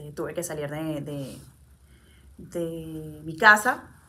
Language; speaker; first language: Spanish; native; Spanish